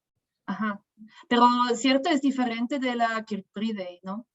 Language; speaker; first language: Spanish; non-native, fluent; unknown